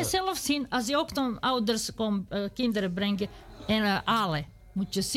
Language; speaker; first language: Dutch; non-native, learner; Serbian